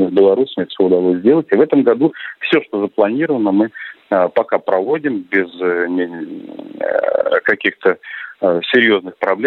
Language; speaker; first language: Russian; native; Russian